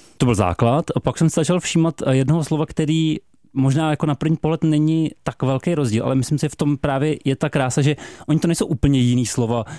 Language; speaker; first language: Czech; native; Czech